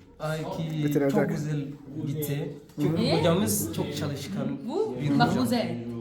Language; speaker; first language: Turkish; non-native, learner; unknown